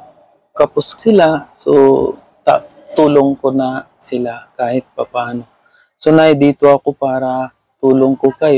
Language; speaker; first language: Filipino; non-native, learner; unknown